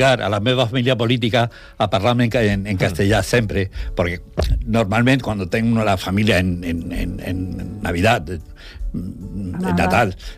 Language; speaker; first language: Catalan; non-native, local second language; Spanish